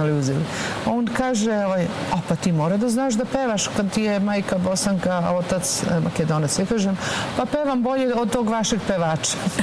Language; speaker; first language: Serbian; native; Serbian